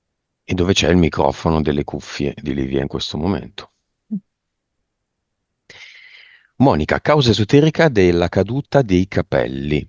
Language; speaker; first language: Italian; native; Italian